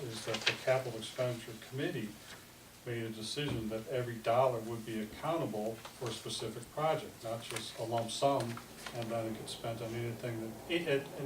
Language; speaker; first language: English; native; English